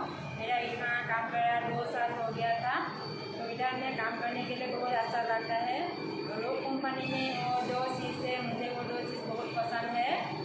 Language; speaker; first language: Hindi; non-native, local second language; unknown